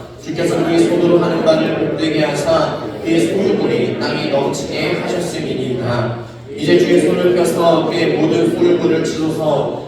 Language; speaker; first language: Korean; native; Korean